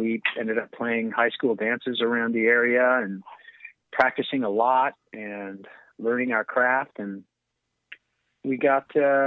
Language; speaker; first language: English; native; English